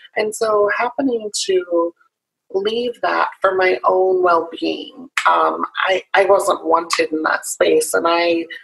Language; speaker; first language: English; native; English